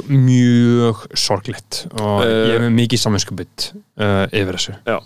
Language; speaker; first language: Icelandic; non-native, fluent; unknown